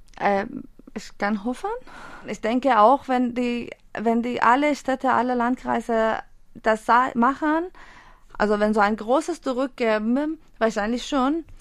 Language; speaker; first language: German; non-native, fluent; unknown